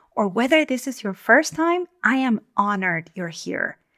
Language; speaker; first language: English; non-native, fluent; Spanish